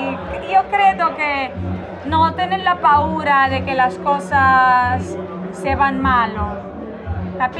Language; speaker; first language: Italian; non-native, learner; Portuguese